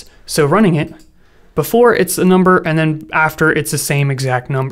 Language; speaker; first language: English; native; English